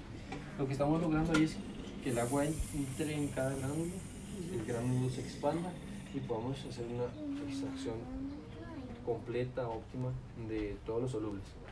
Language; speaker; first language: Spanish; native; Spanish